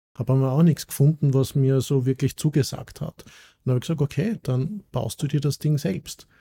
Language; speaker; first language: German; native; German